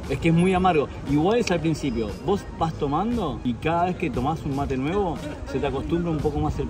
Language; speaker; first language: Spanish; native; Spanish